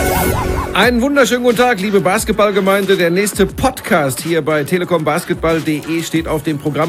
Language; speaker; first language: German; native; German